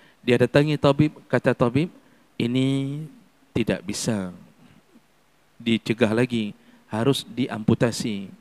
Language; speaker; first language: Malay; non-native, local second language; Achinese